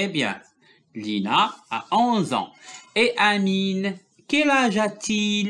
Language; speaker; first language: French; non-native, local second language; Arabic